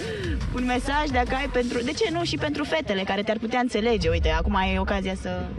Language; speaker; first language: Romanian; native; Romanian